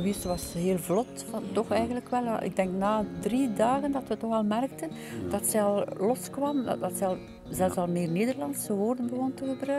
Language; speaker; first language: Dutch; native; Dutch